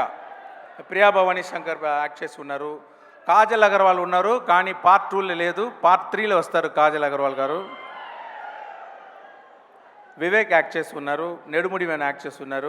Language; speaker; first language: Telugu; non-native, local second language; Tamil